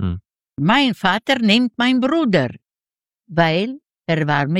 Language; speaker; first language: German; non-native, learner; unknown